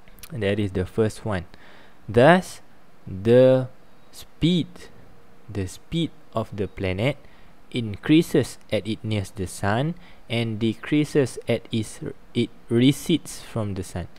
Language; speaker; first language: English; non-native, local second language; Malay